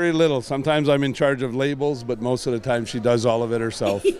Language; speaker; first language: English; native; English